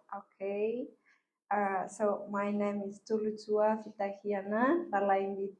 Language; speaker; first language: English; non-native, learner; Malagasy